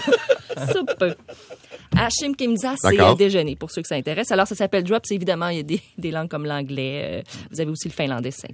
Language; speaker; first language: French; native; French